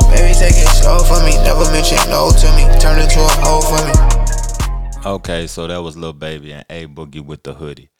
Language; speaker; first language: English; native; English